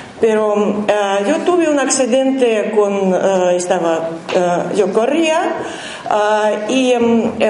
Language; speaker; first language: Spanish; non-native, learner; Russian